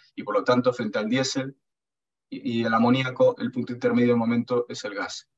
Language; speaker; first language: Spanish; native; Spanish